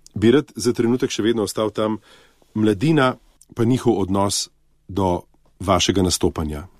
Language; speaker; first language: Slovenian; native; Slovenian